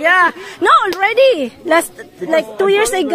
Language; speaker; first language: English; non-native, local second language; Filipino